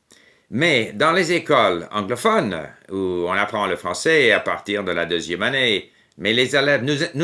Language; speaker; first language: French; non-native, fluent; English